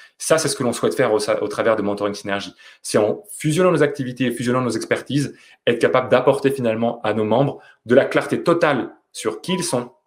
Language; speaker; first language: French; native; French